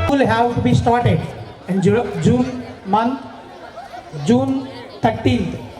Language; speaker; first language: English; non-native, local second language; Telugu